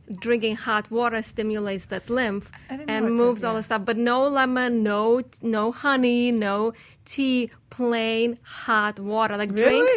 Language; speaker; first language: English; non-native, fluent; Russian